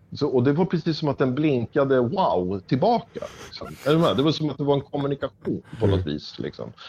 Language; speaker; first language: Swedish; native; Swedish